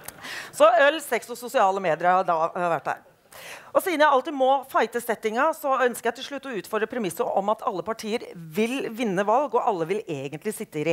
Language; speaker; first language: Norwegian; native; Norwegian